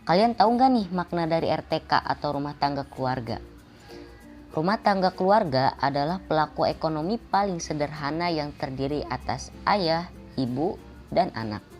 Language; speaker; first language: Indonesian; native; Indonesian